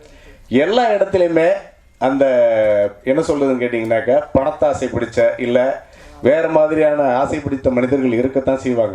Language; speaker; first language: Tamil; native; Tamil